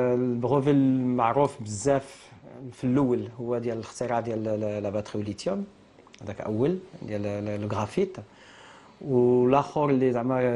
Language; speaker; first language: Arabic; native; Arabic